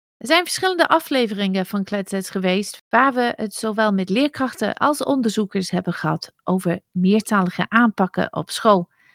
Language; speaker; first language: Dutch; non-native, fluent; English